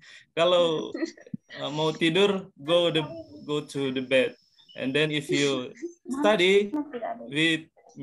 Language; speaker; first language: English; non-native, learner; Indonesian